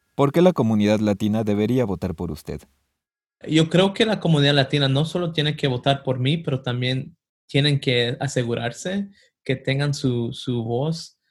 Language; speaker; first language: Spanish; early bilingual, heritage; Spanish